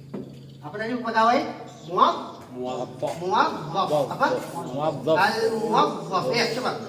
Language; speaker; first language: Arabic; non-native, fluent; Indonesian